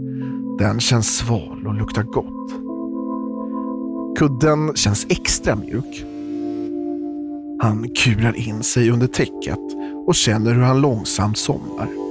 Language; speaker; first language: Swedish; native; Swedish